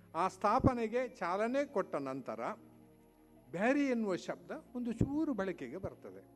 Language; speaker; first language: Kannada; non-native, local second language; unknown